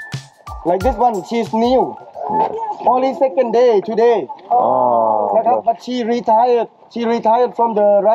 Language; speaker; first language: English; non-native, learner; Thai